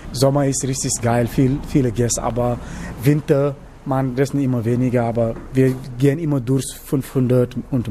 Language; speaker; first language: German; non-native, learner; Wolof